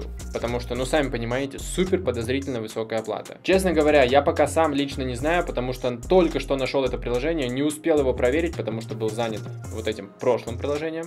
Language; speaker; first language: Russian; native; Russian